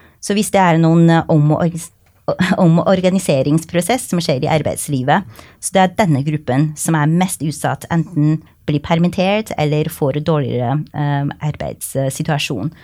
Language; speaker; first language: Norwegian; non-native, fluent; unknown